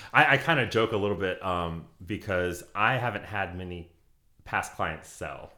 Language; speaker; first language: English; native; English